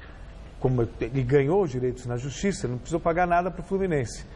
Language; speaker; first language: Portuguese; native; Portuguese